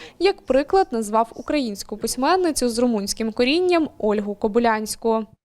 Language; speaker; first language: Ukrainian; native; Ukrainian